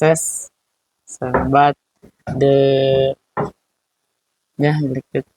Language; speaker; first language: English; non-native, learner; Indonesian